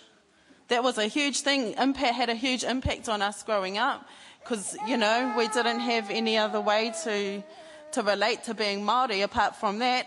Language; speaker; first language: English; native; English